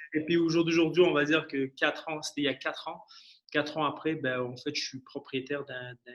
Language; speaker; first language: French; early bilingual, other home language; Arabic